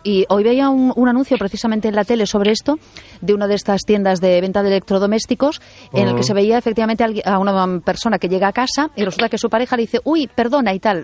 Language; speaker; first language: Spanish; native; Spanish